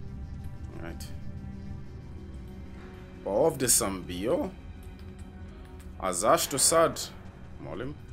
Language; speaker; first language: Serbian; early bilingual, heritage; English